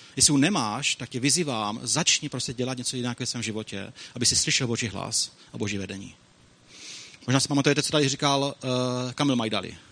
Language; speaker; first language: Czech; native; Czech